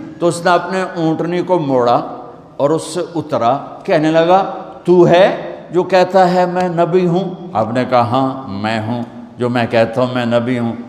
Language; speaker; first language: Urdu; non-native, local second language; Saraiki